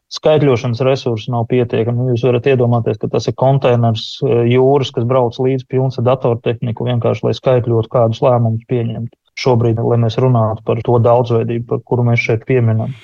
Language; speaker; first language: Latvian; native; Latvian